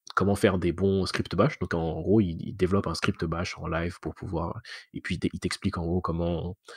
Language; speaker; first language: French; native; French